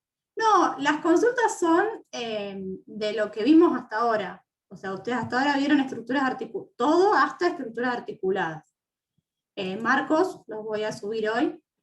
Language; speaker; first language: Spanish; native; Spanish